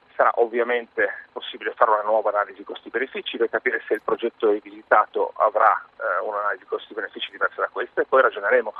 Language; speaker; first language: Italian; native; Italian